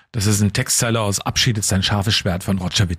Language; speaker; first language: German; native; German